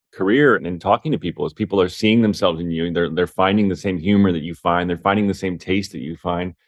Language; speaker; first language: English; native; English